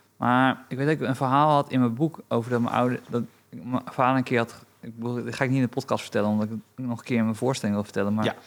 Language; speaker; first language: Dutch; early bilingual, other home language; Romanian